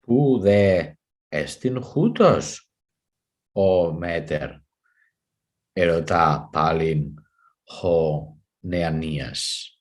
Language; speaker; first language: Greek; non-native, fluent; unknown